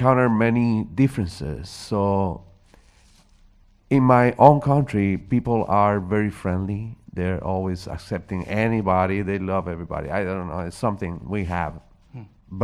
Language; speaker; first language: English; non-native, fluent; Spanish